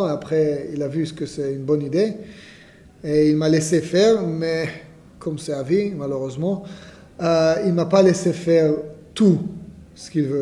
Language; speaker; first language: French; non-native, fluent; Hebrew